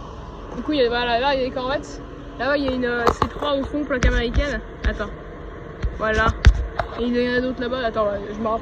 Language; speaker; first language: French; native; French